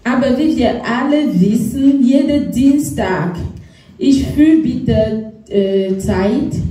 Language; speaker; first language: German; non-native, learner; French